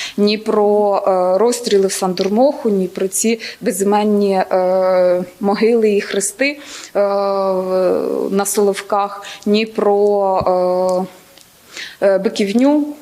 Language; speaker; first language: Ukrainian; native; Ukrainian